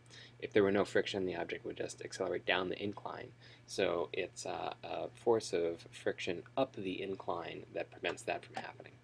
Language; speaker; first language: English; native; English